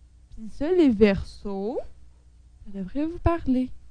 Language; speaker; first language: French; native; French